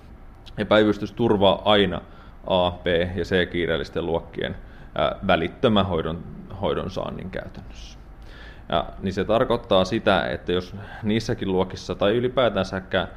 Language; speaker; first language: Finnish; native; Finnish